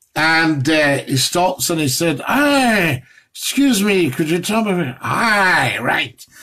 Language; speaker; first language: English; native; English